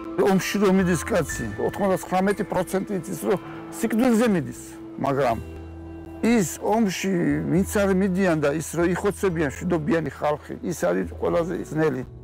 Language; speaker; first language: Georgian; non-native, local second language; Chechen